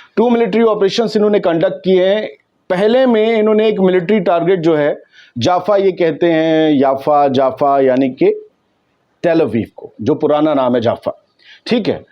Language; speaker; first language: Urdu; native; Urdu